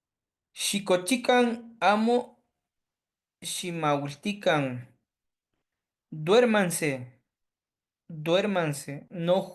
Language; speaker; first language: Spanish; native; Spanish